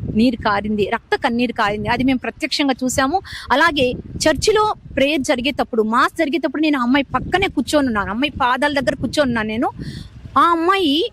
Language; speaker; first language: Telugu; native; Telugu